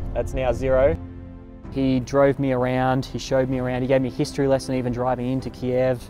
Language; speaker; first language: English; native; English